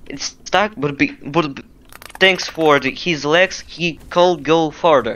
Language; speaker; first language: English; non-native, learner; Russian